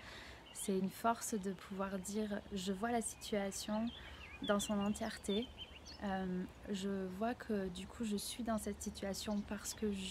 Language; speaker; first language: French; native; French